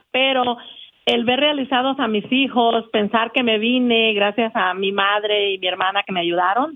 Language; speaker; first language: Spanish; native; Spanish